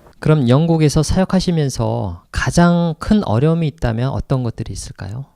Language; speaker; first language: Korean; native; Korean